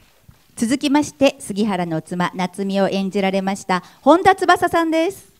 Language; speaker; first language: Japanese; native; Japanese